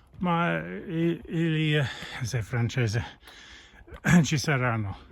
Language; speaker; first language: Italian; non-native, fluent; English